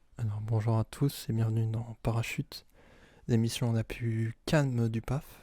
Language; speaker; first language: French; native; French